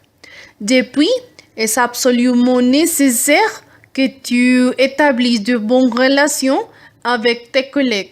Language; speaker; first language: French; non-native, learner; Spanish